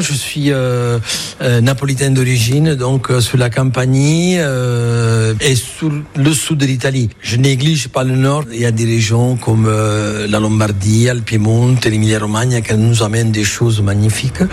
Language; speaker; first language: French; non-native, fluent; Italian